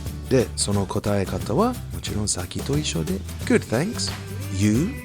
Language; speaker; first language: Japanese; non-native, fluent; English